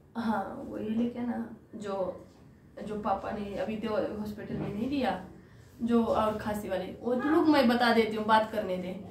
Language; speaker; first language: Hindi; non-native, local second language; Marathi